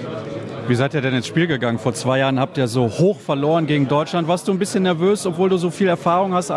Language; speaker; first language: German; native; German